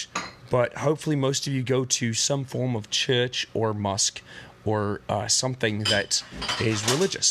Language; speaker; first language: English; native; English